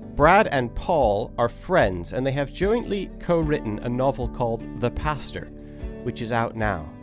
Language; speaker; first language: English; native; English